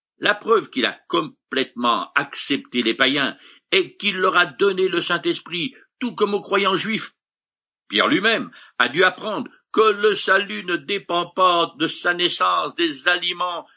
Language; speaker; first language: French; native; French